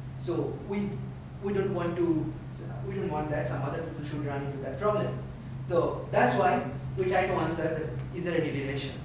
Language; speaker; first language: English; non-native, local second language; Bangla